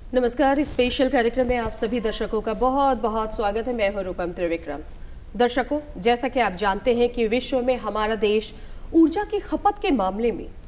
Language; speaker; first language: Hindi; native; Hindi